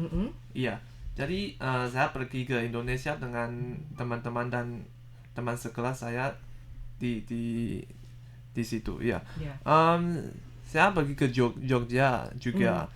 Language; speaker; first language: Indonesian; non-native, learner; Chinese